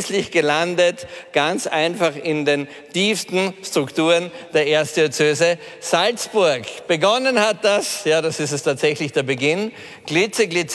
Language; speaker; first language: German; native; German